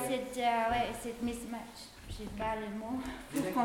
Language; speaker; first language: French; non-native, fluent; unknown